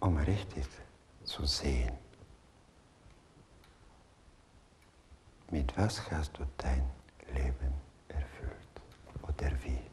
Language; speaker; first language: German; non-native, fluent; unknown